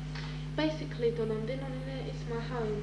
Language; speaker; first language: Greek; early bilingual, heritage; Greek